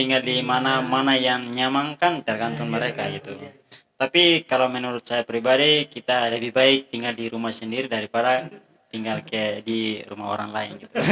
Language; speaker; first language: Indonesian; non-native, fluent; Tetum